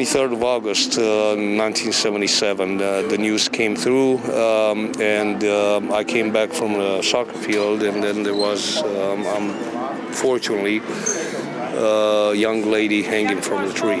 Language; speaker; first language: English; non-native, fluent; Romanian